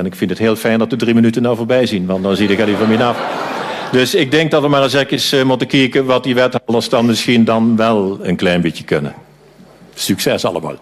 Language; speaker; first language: Dutch; native; Dutch